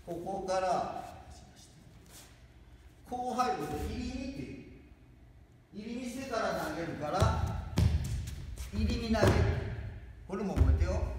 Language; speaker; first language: Japanese; native; Japanese